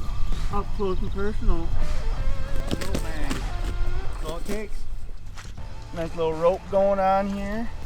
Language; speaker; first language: English; native; English